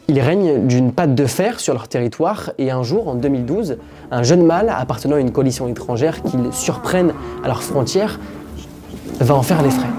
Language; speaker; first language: French; native; French